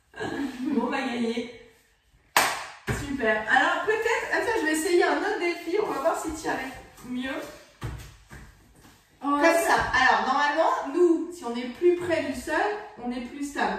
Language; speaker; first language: French; native; French